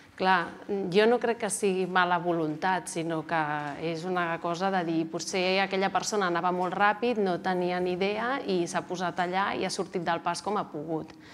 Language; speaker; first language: Catalan; native; Catalan